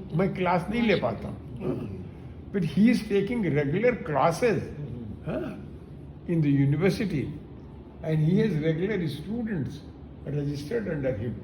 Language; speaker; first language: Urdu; native; Urdu